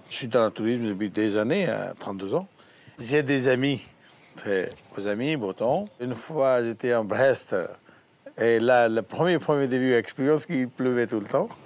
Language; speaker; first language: French; non-native, fluent; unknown